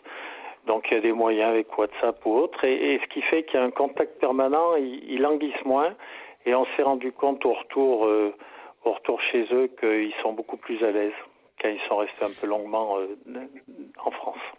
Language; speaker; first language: French; native; French